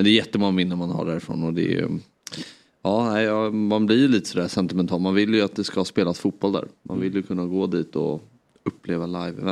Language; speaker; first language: Swedish; native; Swedish